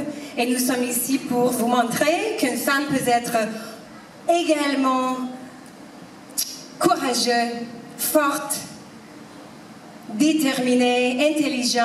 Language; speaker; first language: French; non-native, fluent; English